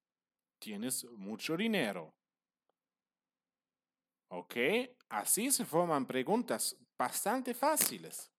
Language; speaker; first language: Spanish; non-native, fluent; German